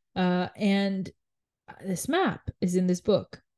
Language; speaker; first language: English; native; English